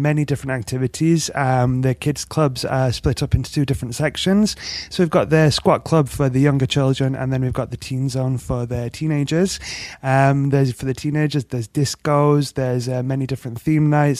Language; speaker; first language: English; native; English